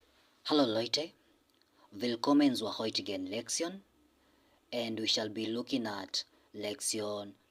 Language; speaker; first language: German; non-native, fluent; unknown